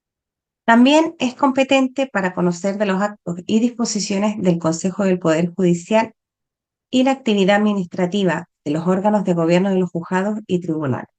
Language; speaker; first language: Spanish; native; Spanish